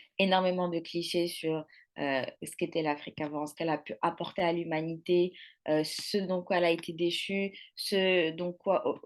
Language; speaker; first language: French; non-native, local second language; Arabic